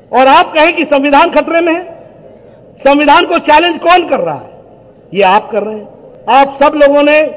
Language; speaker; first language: Hindi; native; Hindi